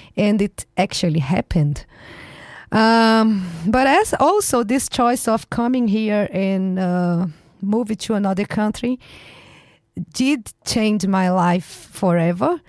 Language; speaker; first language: English; non-native, fluent; Portuguese